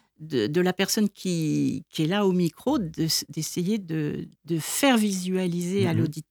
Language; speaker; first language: French; native; French